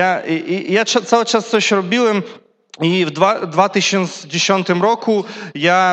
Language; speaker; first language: Polish; non-native, learner; Russian